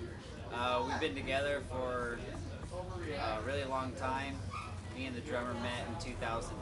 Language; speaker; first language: English; native; English